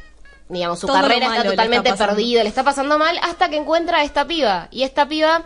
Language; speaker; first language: Spanish; native; Spanish